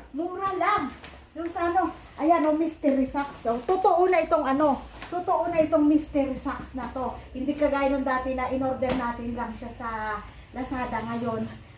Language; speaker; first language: Filipino; native; Filipino